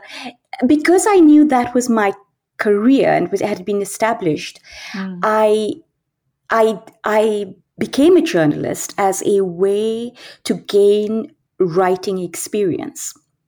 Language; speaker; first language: English; native; English